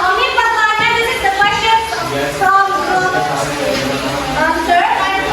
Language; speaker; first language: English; non-native, learner; Indonesian